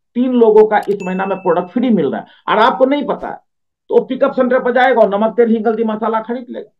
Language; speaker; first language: Hindi; native; Hindi